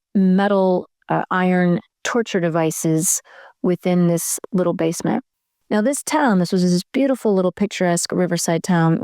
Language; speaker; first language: English; native; English